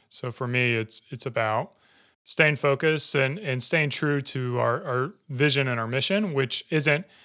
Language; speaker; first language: English; native; English